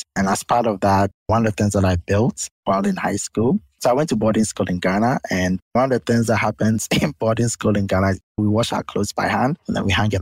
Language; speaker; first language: English; non-native, local second language; Akan